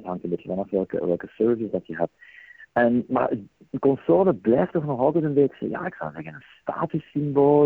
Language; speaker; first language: Dutch; native; Dutch